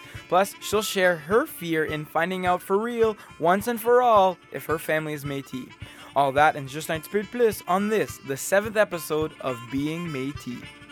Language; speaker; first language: English; native; English